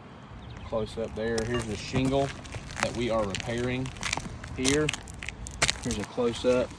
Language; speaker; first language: English; native; English